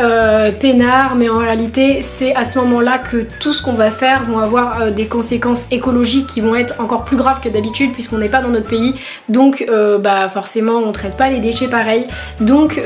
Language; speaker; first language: French; native; French